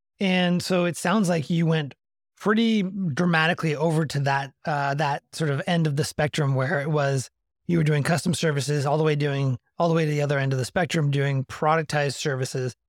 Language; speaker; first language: English; native; English